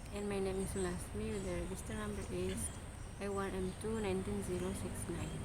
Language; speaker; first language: English; non-native, learner; Indonesian